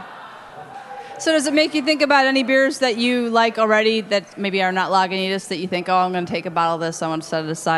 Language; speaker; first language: English; native; English